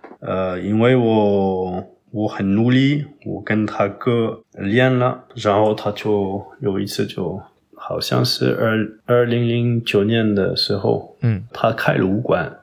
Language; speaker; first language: Chinese; non-native, fluent; French